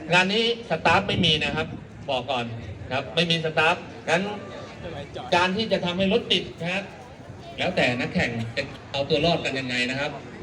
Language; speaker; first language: Thai; native; Thai